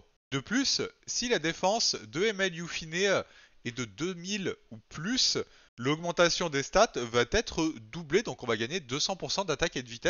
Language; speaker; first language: French; native; French